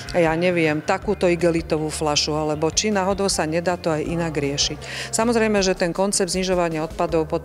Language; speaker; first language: Slovak; native; Slovak